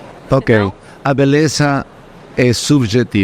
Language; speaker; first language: Portuguese; non-native, fluent; Spanish